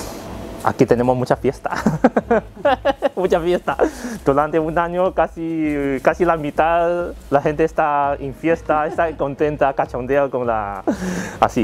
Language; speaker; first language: Spanish; non-native, learner; Chinese